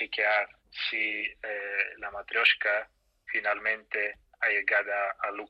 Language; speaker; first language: Spanish; non-native, fluent; Russian